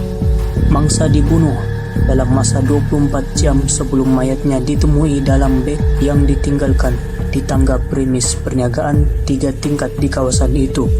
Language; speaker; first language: Malay; native; Malay